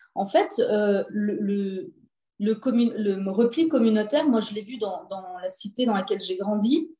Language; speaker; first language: French; early bilingual, other home language; Turkish